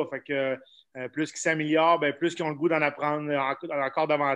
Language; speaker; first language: French; native; French